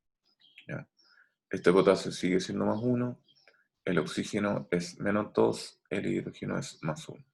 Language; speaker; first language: Spanish; native; Spanish